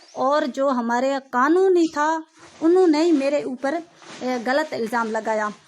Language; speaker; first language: Urdu; non-native, local second language; Sindhi